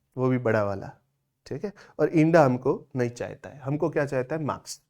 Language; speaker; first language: Hindi; non-native, local second language; Gujarati